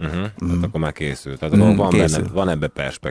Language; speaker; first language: Hungarian; native; Hungarian